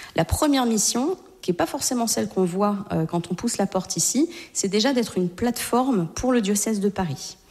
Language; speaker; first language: French; native; French